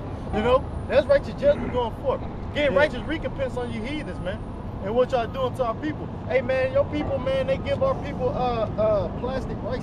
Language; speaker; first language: English; native; English